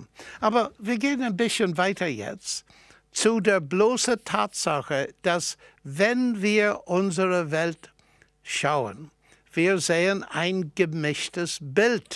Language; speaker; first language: German; non-native, fluent; English